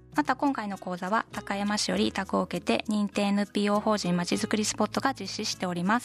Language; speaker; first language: Japanese; native; Japanese